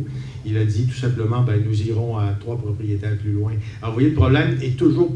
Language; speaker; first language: French; native; French